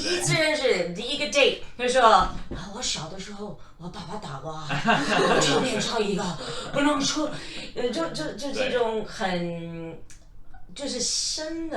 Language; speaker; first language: Chinese; non-native, fluent; English